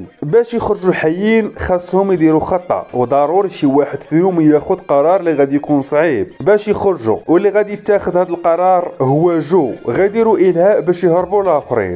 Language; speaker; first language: Arabic; native; Arabic